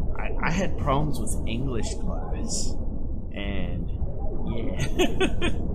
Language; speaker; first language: English; native; English